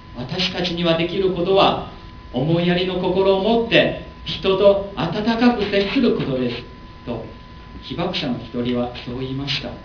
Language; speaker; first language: Japanese; non-native, learner; Chinese